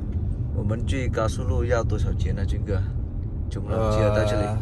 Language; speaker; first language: Chinese; non-native, fluent; Vietnamese